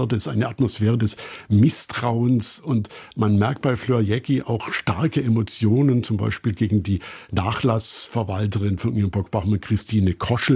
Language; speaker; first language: German; native; German